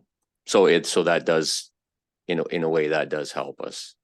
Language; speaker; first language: English; native; English